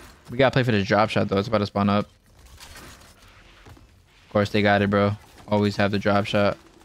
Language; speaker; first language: English; early bilingual, other home language; Spanish